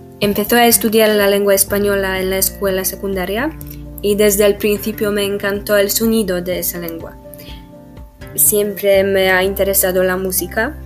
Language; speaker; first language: Spanish; non-native, learner; Polish